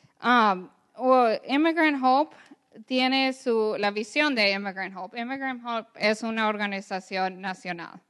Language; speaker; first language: Spanish; early bilingual, other home language; English